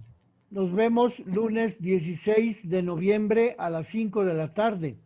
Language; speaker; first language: Spanish; native; Spanish